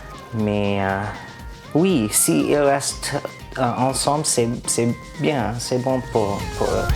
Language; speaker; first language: French; non-native, learner; English